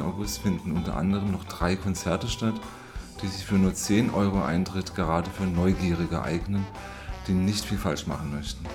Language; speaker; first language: German; native; German